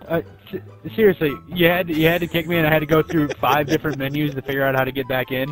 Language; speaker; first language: English; native; English